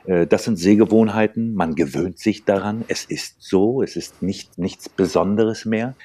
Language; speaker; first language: German; early bilingual, other home language; Turkish